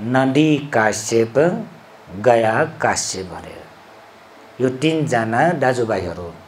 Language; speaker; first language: Nepali; non-native, local second language; Newari